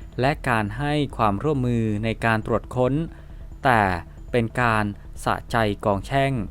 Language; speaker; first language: Thai; native; Thai